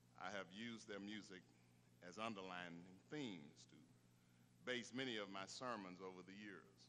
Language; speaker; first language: English; native; English